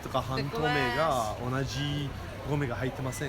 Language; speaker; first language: Japanese; non-native, learner; English